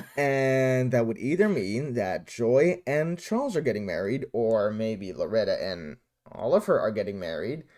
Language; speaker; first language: English; non-native, fluent; Dutch